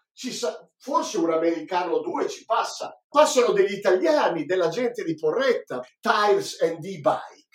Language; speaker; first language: Italian; native; Italian